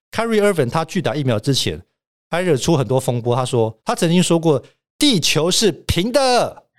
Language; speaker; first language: Chinese; native; Chinese